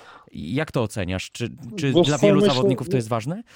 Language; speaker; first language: Polish; native; Polish